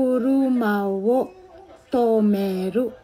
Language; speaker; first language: Japanese; non-native, fluent; Filipino